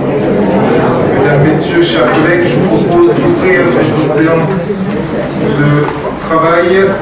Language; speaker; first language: French; native; French